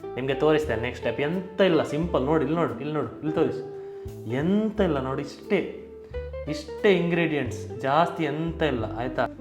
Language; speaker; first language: Kannada; native; Kannada